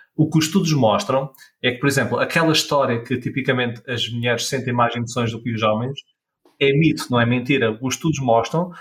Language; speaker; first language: Portuguese; native; Portuguese